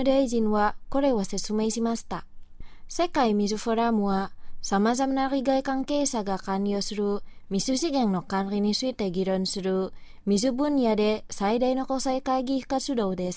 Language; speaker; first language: Japanese; non-native, fluent; Indonesian